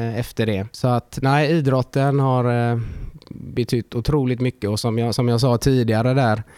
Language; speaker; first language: Swedish; early bilingual, other home language; Finnish